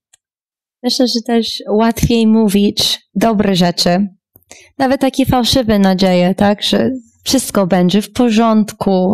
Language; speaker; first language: Polish; non-native, fluent; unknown